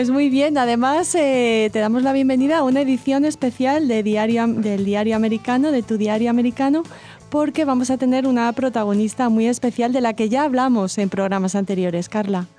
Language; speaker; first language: Spanish; native; Spanish